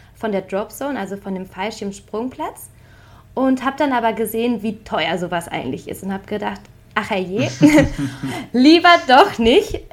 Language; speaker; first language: German; native; German